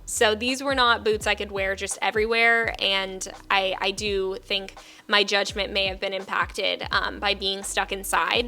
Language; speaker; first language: English; native; English